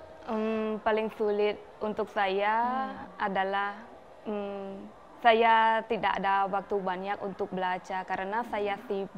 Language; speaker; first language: Indonesian; non-native, learner; Khmer